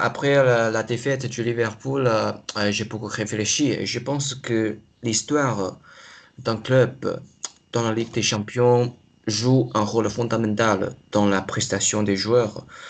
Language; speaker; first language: French; non-native, fluent; Chinese